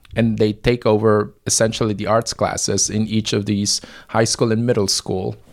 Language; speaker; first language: English; non-native, local second language; Filipino